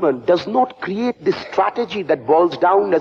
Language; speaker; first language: English; non-native, local second language; Bangla